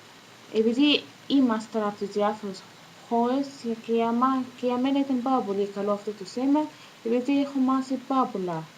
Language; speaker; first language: Greek; non-native, learner; Arabic